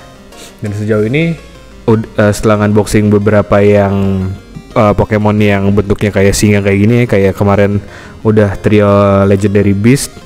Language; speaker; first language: Indonesian; native; Indonesian